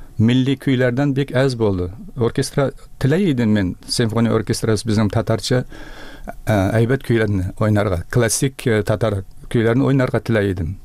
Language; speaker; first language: Tatar; early bilingual, heritage; Tatar